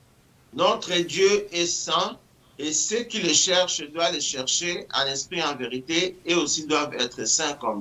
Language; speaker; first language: French; non-native, local second language; Lingala